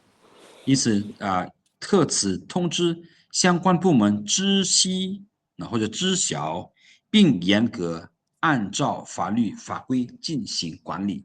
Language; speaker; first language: Chinese; non-native, fluent; Lao